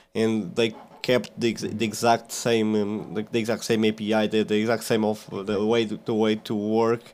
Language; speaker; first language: English; non-native, fluent; Portuguese